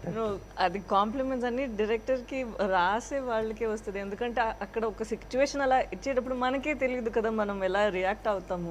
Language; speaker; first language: Telugu; non-native, fluent; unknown